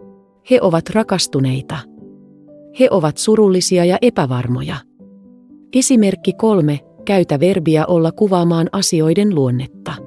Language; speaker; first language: Finnish; non-native, fluent; Vietnamese